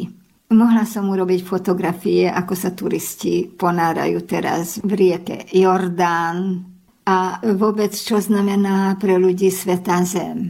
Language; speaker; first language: Slovak; early bilingual, heritage; Slovak